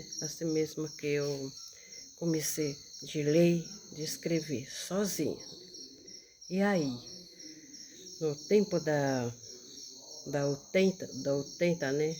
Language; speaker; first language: Portuguese; non-native, local second language; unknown